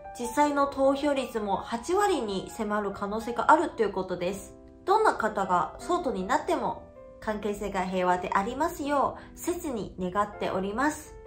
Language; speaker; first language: Japanese; non-native, fluent; Chinese